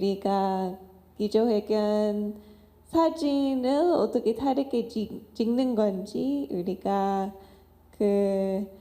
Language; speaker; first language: Korean; non-native, fluent; English